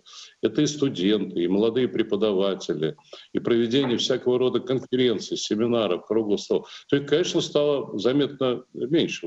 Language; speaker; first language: Russian; native; Russian